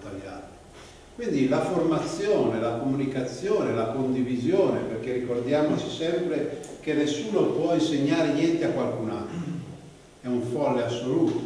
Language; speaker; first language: Italian; native; Italian